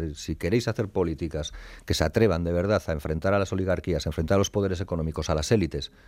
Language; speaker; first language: Spanish; native; Spanish